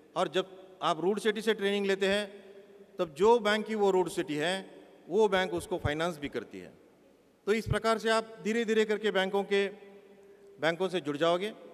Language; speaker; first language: Hindi; non-native, local second language; Marathi